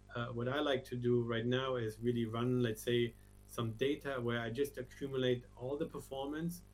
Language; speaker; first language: English; non-native, fluent; German